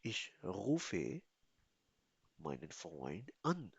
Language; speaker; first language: German; non-native, fluent; Hindi